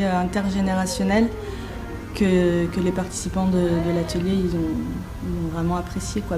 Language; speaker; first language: French; native; French